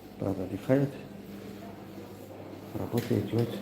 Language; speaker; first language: Russian; non-native, learner; Tajik